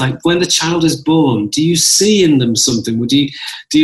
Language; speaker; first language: English; native; English